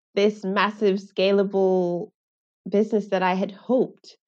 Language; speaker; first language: English; non-native, local second language; Yoruba